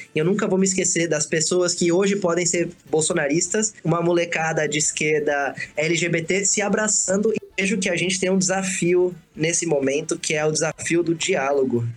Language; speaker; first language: Portuguese; early bilingual, other home language; Spanish